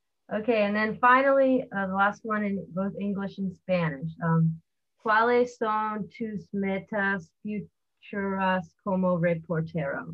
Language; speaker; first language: English; native; English